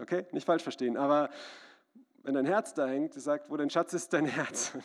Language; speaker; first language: German; native; German